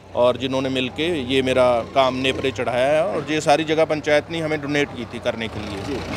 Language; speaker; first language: Hindi; native; Hindi